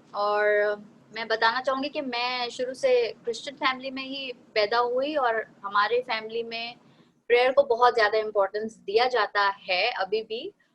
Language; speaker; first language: Hindi; native; Hindi